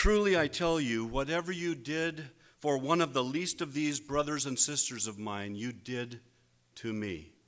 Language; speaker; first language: English; native; English